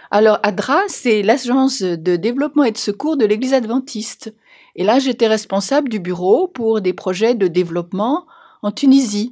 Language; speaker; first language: French; native; French